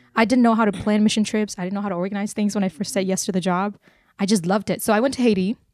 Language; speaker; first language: English; early bilingual, other home language; Burmese